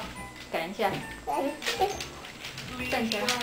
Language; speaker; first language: Chinese; early bilingual, heritage; Chinese